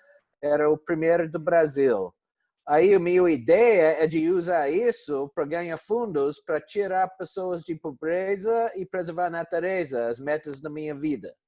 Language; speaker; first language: Portuguese; non-native, fluent; English